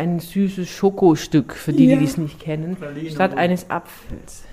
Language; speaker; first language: German; native; German